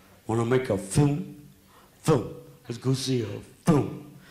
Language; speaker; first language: English; native; English